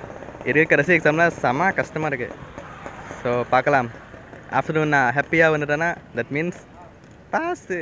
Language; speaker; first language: Tamil; non-native, learner; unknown